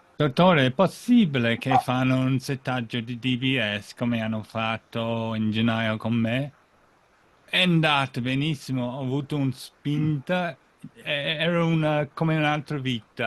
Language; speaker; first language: Italian; non-native, fluent; English